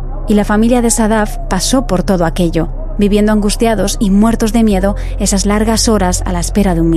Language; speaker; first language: Spanish; native; Spanish